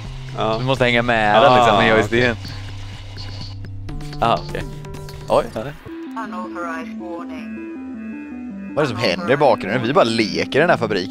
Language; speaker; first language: Swedish; native; Swedish